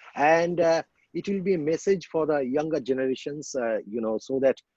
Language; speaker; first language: English; non-native, local second language; Bangla